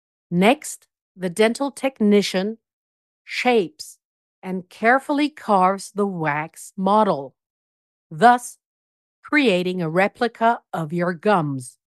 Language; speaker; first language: English; non-native, fluent; German